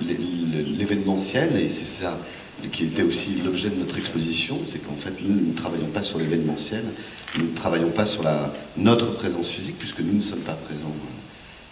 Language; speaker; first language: French; native; French